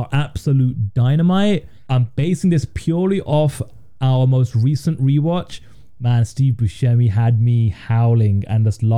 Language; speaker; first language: English; native; English